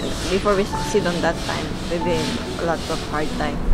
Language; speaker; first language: English; non-native, local second language; Filipino